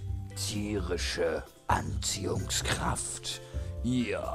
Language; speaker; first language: German; native; German